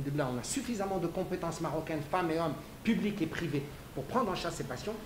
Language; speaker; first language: French; non-native, local second language; Arabic